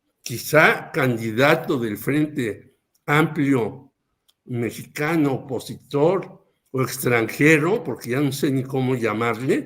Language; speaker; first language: Spanish; native; Spanish